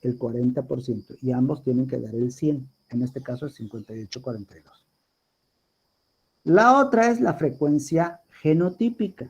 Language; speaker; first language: Spanish; native; Spanish